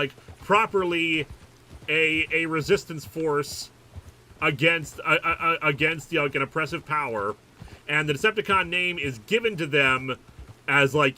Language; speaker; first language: English; native; English